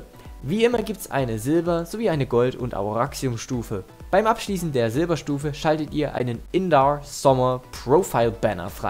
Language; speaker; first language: German; native; German